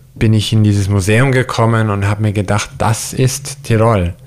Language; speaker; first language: German; early bilingual, heritage; German